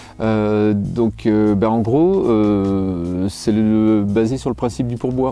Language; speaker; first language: French; native; French